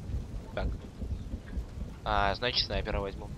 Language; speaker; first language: Russian; native; Russian